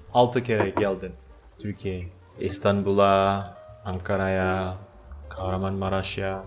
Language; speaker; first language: Turkish; non-native, learner; Indonesian